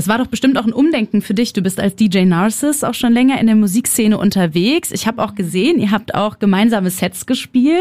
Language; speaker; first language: German; native; German